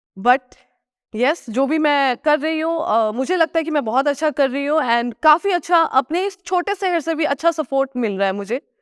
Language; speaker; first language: Hindi; non-native, local second language; Nepali